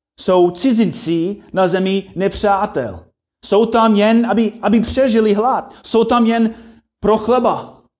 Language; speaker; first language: Czech; non-native, fluent; English